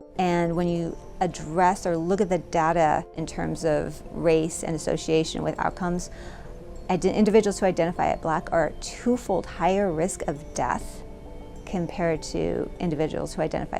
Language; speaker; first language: English; native; English